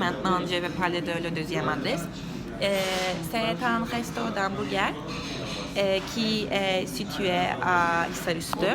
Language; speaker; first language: French; non-native, learner; Turkish